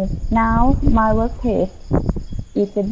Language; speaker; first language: English; non-native, learner; Thai